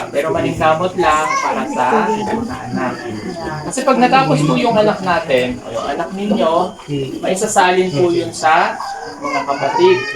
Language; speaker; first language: Filipino; native; Filipino